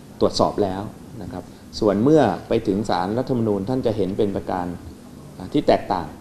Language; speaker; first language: Thai; native; Thai